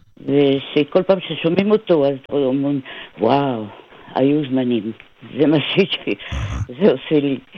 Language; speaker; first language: Hebrew; non-native, fluent; French